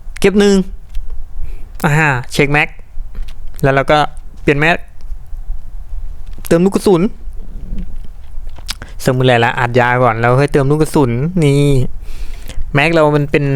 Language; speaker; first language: Thai; native; Thai